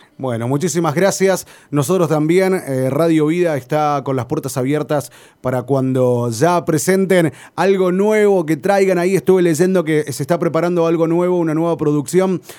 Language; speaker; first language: Spanish; native; Spanish